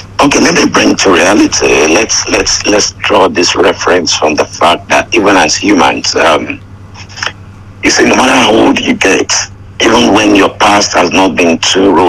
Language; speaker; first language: English; non-native, local second language; Yoruba